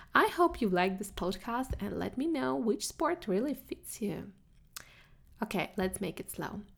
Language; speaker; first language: English; non-native, fluent; Russian